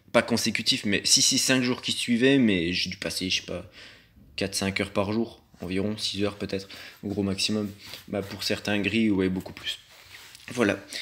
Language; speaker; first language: French; native; French